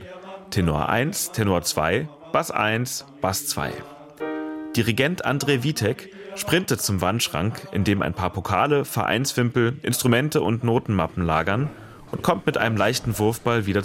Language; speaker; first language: German; native; German